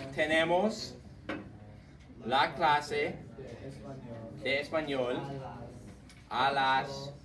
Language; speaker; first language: Spanish; non-native, fluent; English